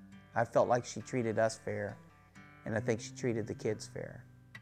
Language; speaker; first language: English; native; English